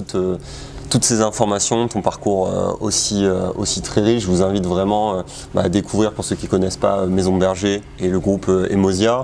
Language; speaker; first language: French; native; French